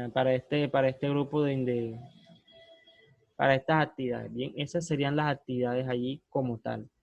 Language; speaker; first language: Spanish; native; Spanish